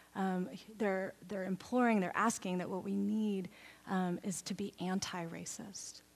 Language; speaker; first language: English; native; English